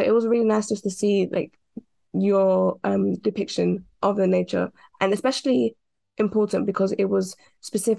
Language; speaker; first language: English; native; English